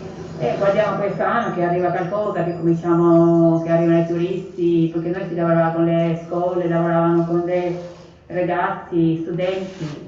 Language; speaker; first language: Italian; non-native, learner; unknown